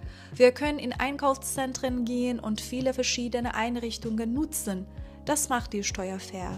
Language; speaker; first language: German; non-native, fluent; Persian